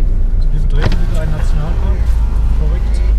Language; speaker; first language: German; native; German